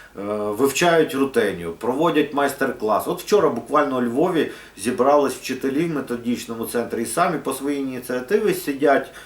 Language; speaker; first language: Ukrainian; non-native, local second language; Russian